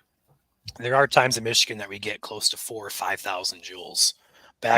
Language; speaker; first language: English; native; English